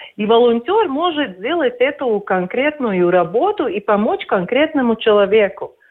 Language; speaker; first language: Russian; non-native, local second language; Latvian